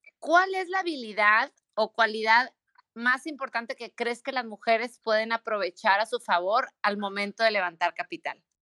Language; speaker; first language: Spanish; native; Spanish